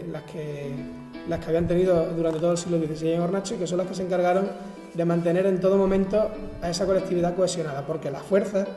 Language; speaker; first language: Spanish; native; Spanish